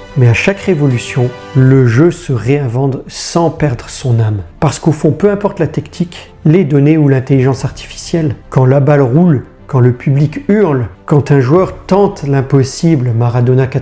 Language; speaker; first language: French; native; French